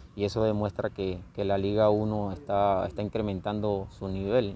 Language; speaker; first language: Spanish; native; Spanish